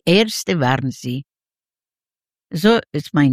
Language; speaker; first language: German; non-native, learner; Yiddish